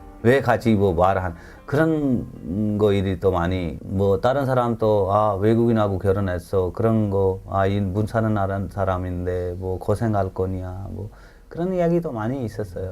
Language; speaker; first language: Korean; non-native, learner; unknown